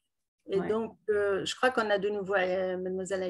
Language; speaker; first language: French; non-native, local second language; Arabic